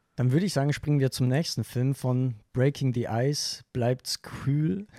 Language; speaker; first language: German; native; German